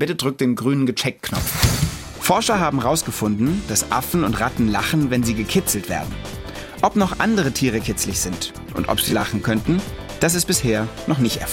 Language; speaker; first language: German; native; German